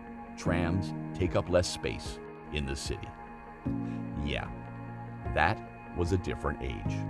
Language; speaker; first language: English; native; English